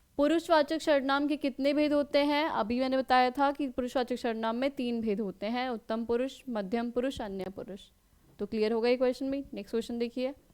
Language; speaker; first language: Hindi; native; Hindi